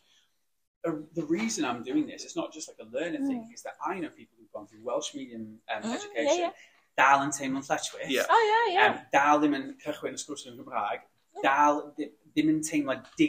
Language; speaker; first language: English; native; English